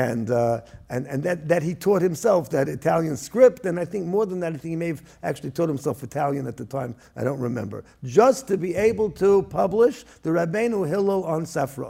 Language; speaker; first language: English; early bilingual, other home language; Yiddish